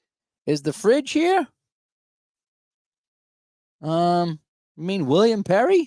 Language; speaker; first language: English; native; English